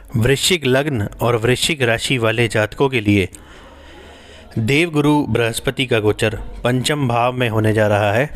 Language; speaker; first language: Hindi; native; Hindi